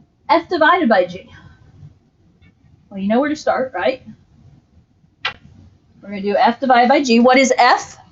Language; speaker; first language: English; native; English